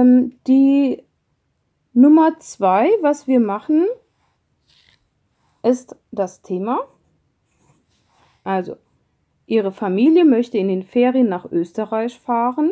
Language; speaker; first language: German; non-native, fluent; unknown